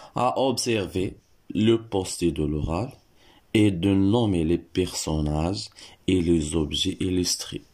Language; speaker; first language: French; non-native, local second language; Arabic